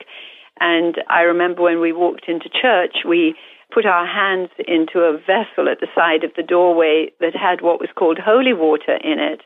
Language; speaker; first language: English; native; English